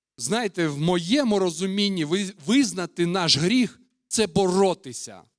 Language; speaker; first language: Ukrainian; non-native, local second language; Russian